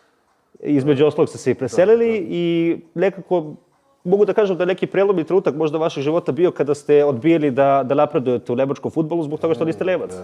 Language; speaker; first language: Bosnian; native; Bosnian